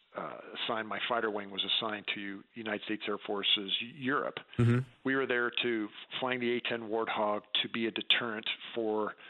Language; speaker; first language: English; native; English